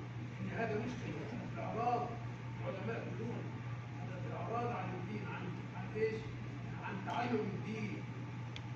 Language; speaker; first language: Arabic; non-native, learner; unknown